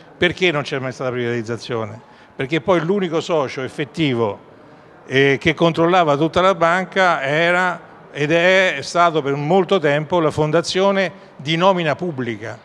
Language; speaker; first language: Italian; native; Italian